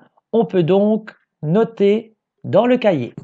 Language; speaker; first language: French; native; French